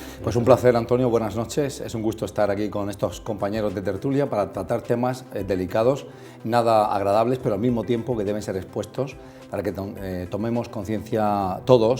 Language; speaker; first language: Spanish; native; Spanish